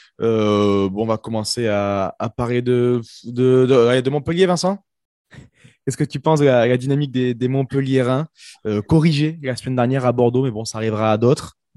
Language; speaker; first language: French; native; French